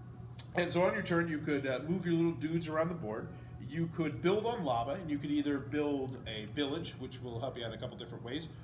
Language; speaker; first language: English; native; English